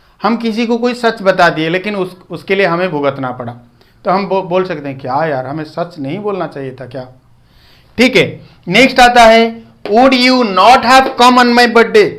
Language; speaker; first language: Hindi; non-native, local second language; Odia